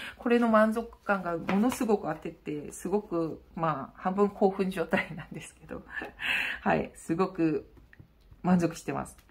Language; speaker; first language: Japanese; non-native, fluent; Korean